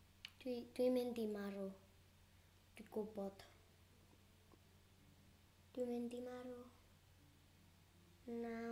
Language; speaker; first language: Welsh; non-native, local second language; English